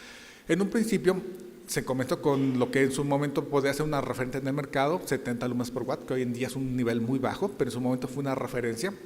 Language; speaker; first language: Spanish; native; Spanish